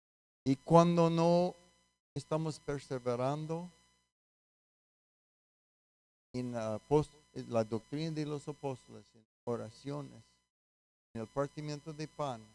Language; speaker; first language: Spanish; non-native, fluent; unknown